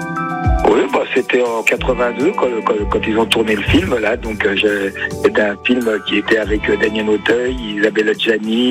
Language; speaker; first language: French; native; French